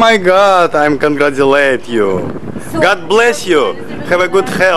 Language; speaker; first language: English; non-native, learner; Russian